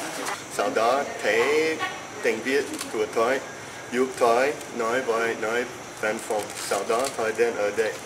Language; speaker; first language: Vietnamese; non-native, learner; English